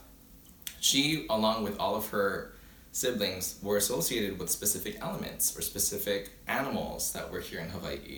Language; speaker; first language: English; early bilingual, other home language; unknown